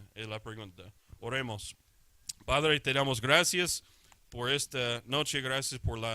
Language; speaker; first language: Spanish; non-native, fluent; English